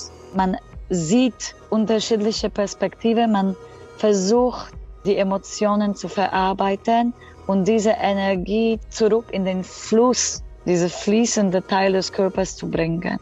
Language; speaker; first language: German; non-native, fluent; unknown